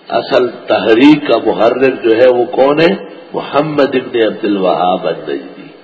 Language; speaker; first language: Urdu; non-native, local second language; Pashto